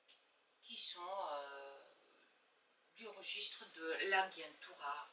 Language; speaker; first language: French; non-native, fluent; Bulgarian